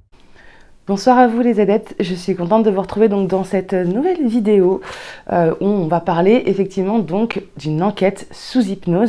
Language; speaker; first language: French; native; French